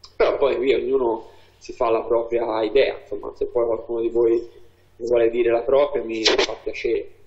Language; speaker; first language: Italian; native; Italian